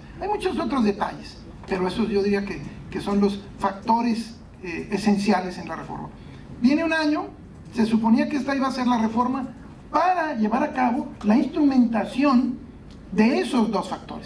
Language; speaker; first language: Spanish; native; Spanish